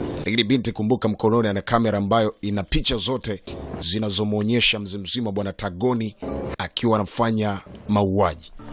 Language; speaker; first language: Swahili; native; Swahili